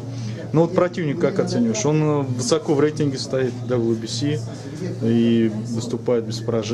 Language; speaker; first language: Russian; native; Russian